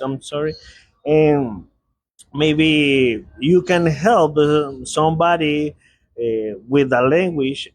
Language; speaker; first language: English; non-native, learner; Spanish